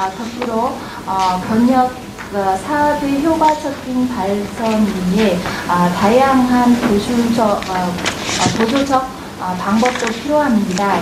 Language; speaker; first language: Korean; non-native, fluent; Vietnamese